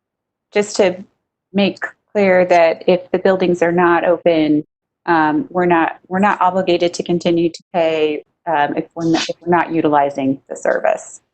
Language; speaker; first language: English; native; English